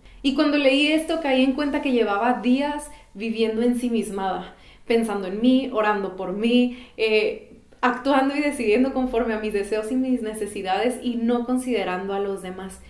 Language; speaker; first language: Spanish; native; Spanish